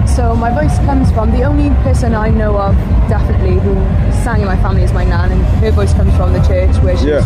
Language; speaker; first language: English; native; English